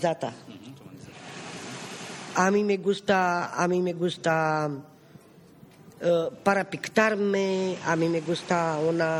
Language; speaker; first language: Spanish; non-native, learner; Romany